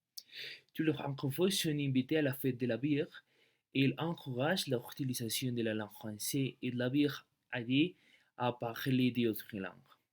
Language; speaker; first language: French; non-native, learner; Spanish